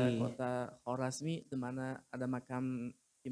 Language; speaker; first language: Indonesian; non-native, fluent; Uzbek